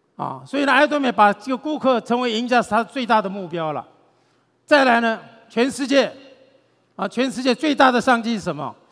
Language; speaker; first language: Chinese; native; Chinese